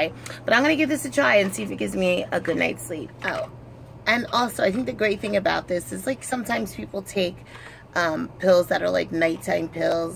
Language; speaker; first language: English; native; English